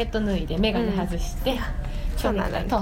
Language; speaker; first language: Japanese; native; Japanese